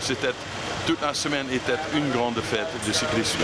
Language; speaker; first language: French; non-native, fluent; Dutch